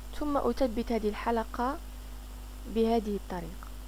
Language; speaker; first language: Arabic; native; Arabic